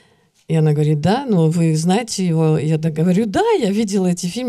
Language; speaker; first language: Russian; early bilingual, heritage; Russian